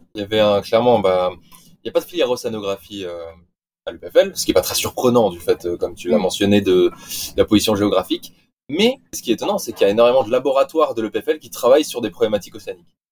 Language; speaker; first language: French; native; French